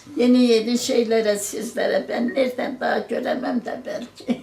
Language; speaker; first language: Turkish; native; Turkish